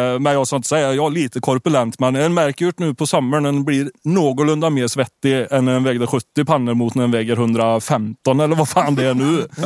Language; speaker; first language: Swedish; native; Swedish